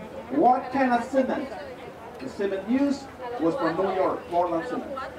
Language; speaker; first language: English; non-native, fluent; Spanish